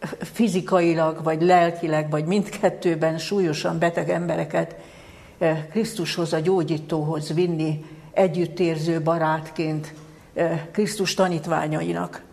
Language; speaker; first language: Hungarian; native; Hungarian